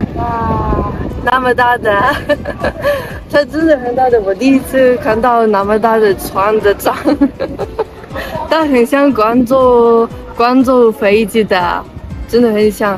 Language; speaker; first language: Chinese; non-native, learner; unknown